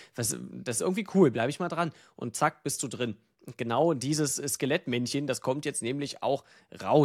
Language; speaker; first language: German; native; German